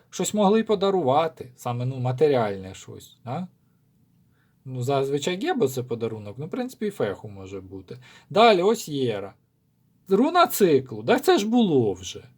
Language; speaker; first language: Ukrainian; non-native, local second language; Russian